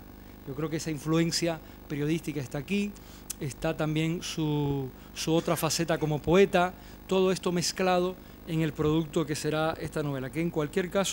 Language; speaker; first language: Spanish; native; Spanish